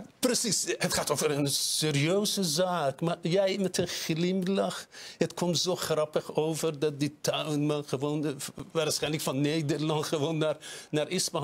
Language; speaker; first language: Dutch; non-native, fluent; Persian